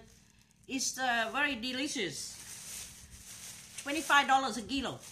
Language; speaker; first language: English; non-native, learner; Thai